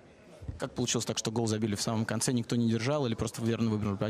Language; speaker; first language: Russian; native; Russian